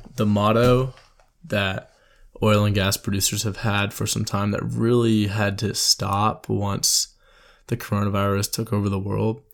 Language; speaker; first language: English; native; English